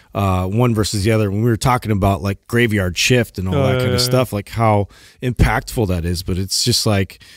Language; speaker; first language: English; native; English